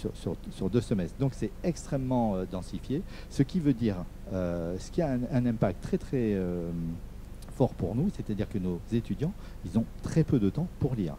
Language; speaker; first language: French; native; French